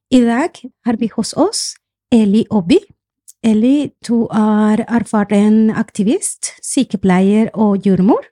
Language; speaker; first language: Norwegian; non-native, fluent; Spanish